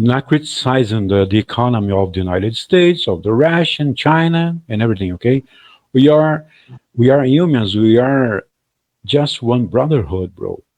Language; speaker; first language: English; non-native, fluent; Portuguese